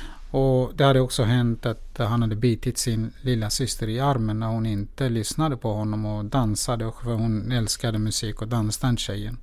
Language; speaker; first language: Swedish; non-native, fluent; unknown